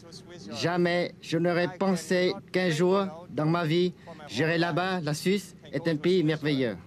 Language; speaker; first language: French; non-native, fluent; Vietnamese